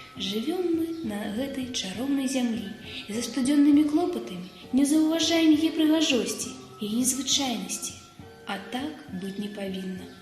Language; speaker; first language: Belarusian; native; Belarusian